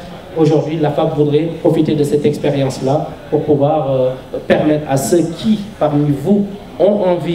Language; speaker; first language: French; non-native, local second language; Wolof